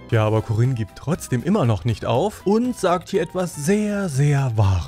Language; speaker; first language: German; native; German